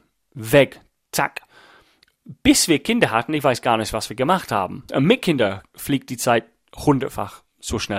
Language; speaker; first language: German; non-native, fluent; English